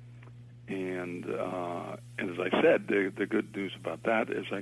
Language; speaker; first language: English; native; English